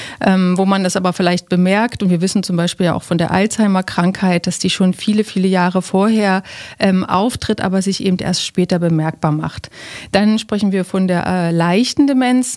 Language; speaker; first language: German; native; German